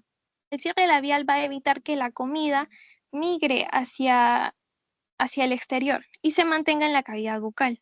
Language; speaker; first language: Spanish; native; Spanish